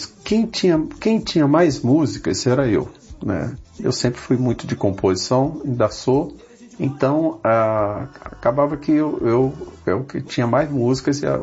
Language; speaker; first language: Portuguese; native; Portuguese